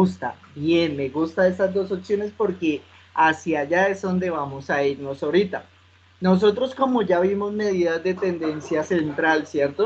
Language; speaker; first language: Spanish; native; Spanish